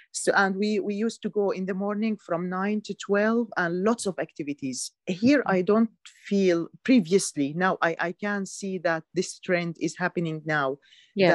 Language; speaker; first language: English; non-native, learner; Arabic